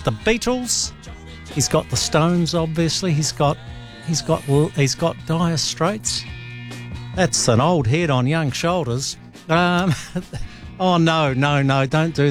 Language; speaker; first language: English; native; English